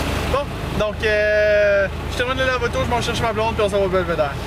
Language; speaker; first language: French; native; French